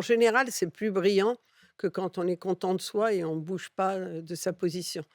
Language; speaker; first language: French; early bilingual, other home language; Catalan